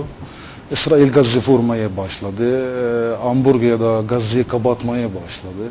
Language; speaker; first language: Turkish; non-native, fluent; Arabic